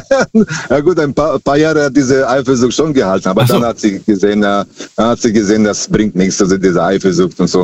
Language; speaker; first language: German; native; German